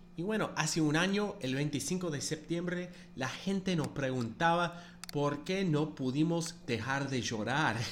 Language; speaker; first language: Spanish; non-native, fluent; English